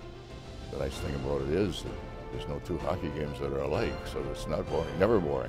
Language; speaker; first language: English; native; English